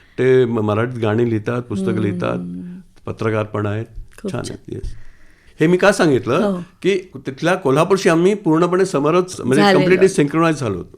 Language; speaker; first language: Marathi; non-native, local second language; Sindhi